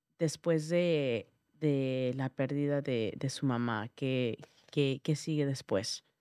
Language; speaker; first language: Spanish; early bilingual, heritage; Spanish